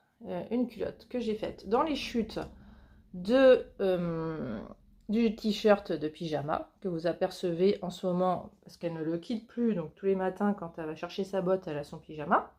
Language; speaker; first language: French; native; French